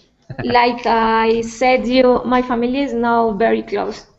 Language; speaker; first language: English; non-native, learner; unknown